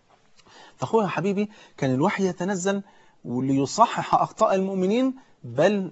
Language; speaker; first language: Arabic; native; Arabic